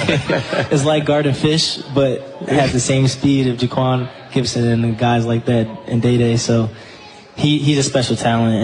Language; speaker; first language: English; native; English